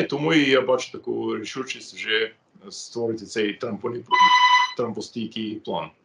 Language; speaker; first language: Ukrainian; non-native, fluent; English